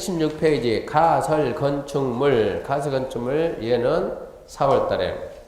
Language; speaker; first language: Korean; native; Korean